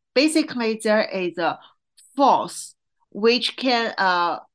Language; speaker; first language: English; non-native, fluent; Chinese